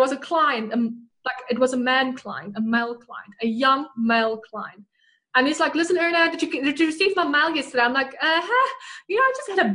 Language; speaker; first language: English; non-native, local second language; Afrikaans